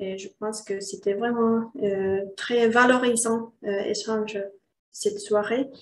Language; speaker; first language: French; non-native, learner; Finnish